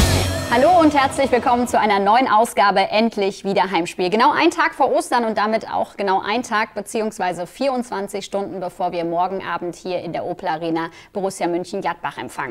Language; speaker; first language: German; native; German